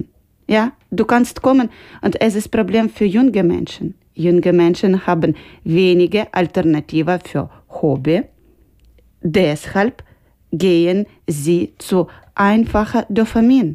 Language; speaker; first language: German; non-native, learner; Ukrainian